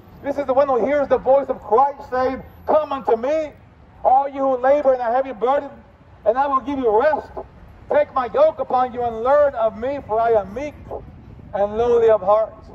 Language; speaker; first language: English; native; English